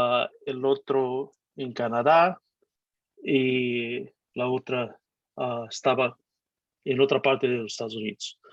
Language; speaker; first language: Spanish; non-native, fluent; Portuguese